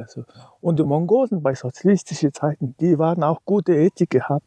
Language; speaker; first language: German; non-native, learner; Mongolian